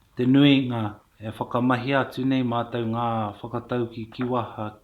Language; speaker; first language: Māori; native; Māori